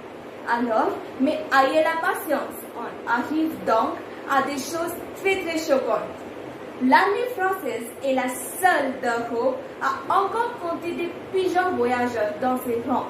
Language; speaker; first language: French; non-native, learner; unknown